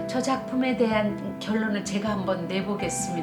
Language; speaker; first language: Korean; native; Korean